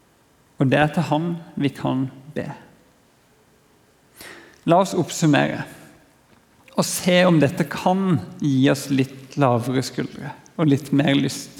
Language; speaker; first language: Norwegian; native; Norwegian